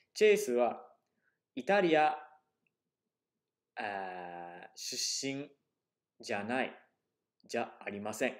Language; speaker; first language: Japanese; non-native, fluent; English